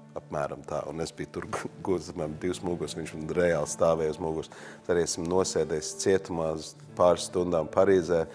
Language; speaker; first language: Latvian; early bilingual, heritage; Latvian